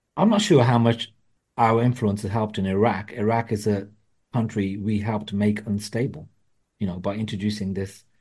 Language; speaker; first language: English; early bilingual, other home language; Punjabi